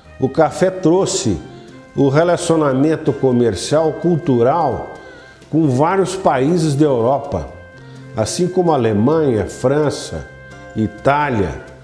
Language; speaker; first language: Portuguese; native; Portuguese